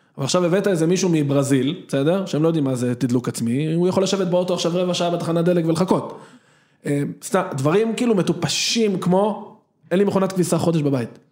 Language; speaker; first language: Hebrew; native; Hebrew